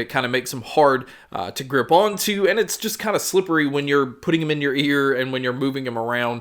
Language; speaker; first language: English; native; English